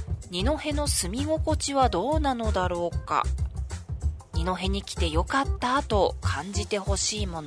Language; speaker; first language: Japanese; native; Japanese